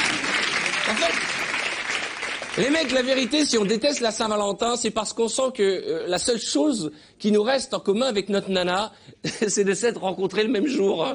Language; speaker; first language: French; native; French